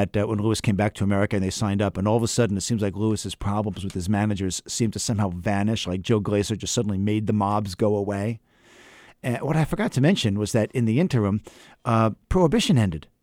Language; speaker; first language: English; native; English